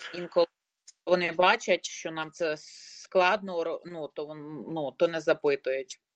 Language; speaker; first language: Ukrainian; native; Ukrainian